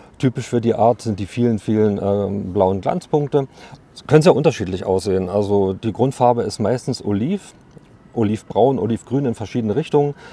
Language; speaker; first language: German; native; German